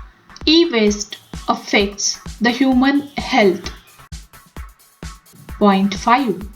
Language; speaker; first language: English; non-native, local second language; Marathi